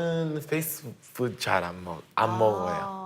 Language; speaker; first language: Korean; non-native, learner; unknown